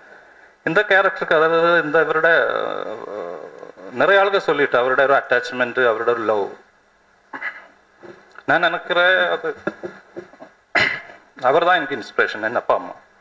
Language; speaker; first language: Tamil; non-native, learner; Malayalam